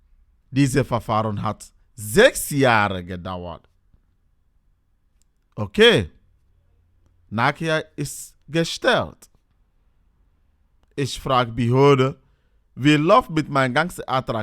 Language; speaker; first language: German; non-native, learner; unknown